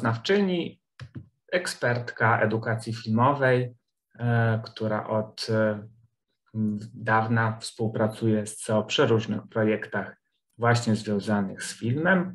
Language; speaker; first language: Polish; native; Polish